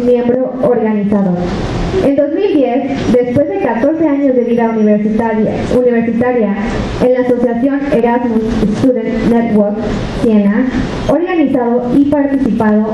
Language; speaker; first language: Spanish; native; Spanish